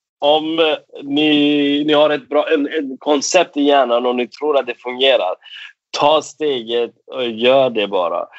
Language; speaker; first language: Swedish; non-native, fluent; Persian